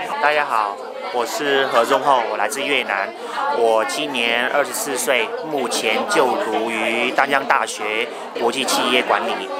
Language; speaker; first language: Chinese; non-native, fluent; Vietnamese